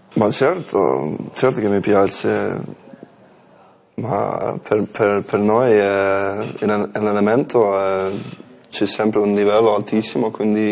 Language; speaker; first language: Italian; non-native, learner; English